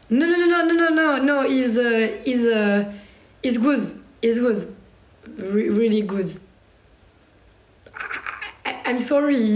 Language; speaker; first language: English; non-native, learner; French